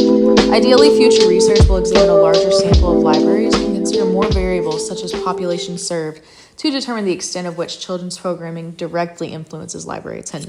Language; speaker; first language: English; native; English